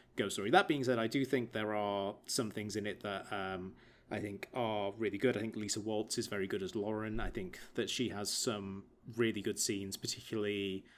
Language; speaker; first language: English; native; English